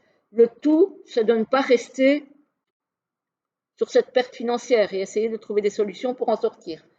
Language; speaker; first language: French; native; French